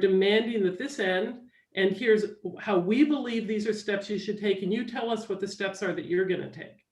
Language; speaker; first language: English; native; English